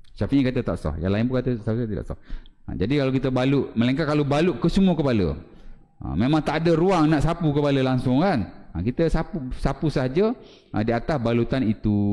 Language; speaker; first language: Malay; native; Malay